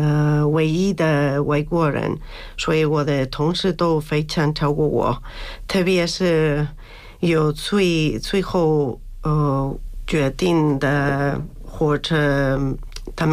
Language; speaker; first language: Chinese; non-native, learner; Spanish